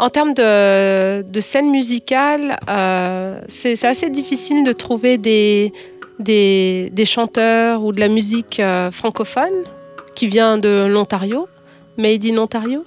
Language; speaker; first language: French; native; French